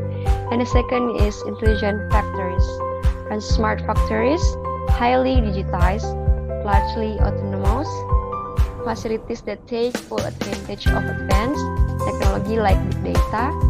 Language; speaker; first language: English; non-native, learner; Indonesian